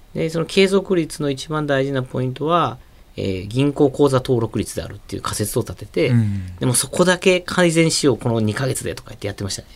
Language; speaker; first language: Japanese; native; Japanese